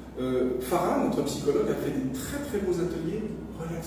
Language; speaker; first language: French; native; French